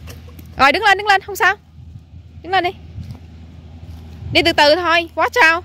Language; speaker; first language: Vietnamese; native; Vietnamese